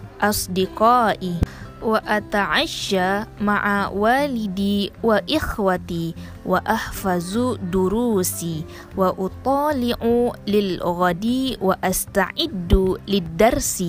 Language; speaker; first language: Arabic; non-native, learner; Indonesian